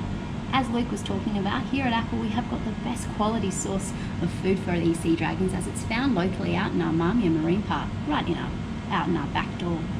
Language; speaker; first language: English; native; English